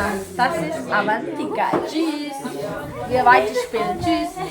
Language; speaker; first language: German; non-native, learner; Malayalam